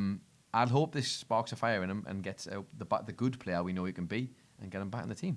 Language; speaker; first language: English; native; English